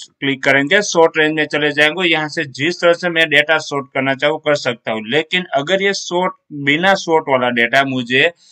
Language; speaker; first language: Hindi; non-native, local second language; Gujarati